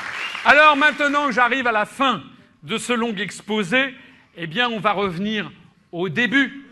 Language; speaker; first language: French; native; French